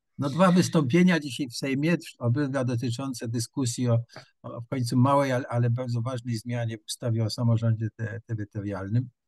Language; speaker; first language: Polish; native; Polish